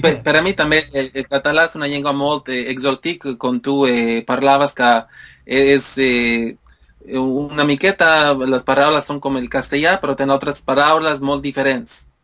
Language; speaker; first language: Catalan; non-native, fluent; Spanish